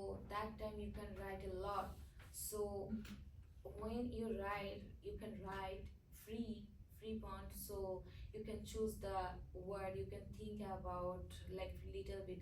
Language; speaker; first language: English; non-native, fluent; Bangla